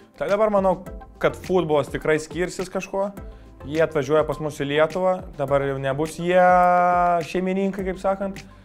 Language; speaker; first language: Lithuanian; native; Lithuanian